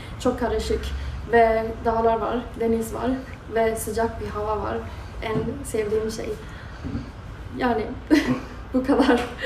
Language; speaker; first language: Turkish; non-native, learner; Swedish